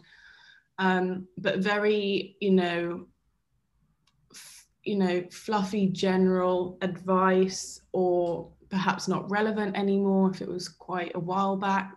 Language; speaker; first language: English; native; English